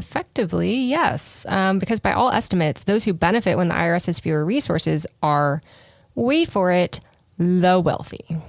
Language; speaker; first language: English; native; English